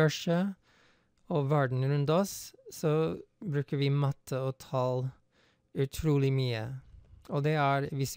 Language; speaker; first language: Norwegian; non-native, fluent; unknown